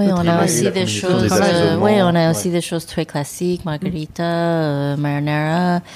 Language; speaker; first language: French; non-native, learner; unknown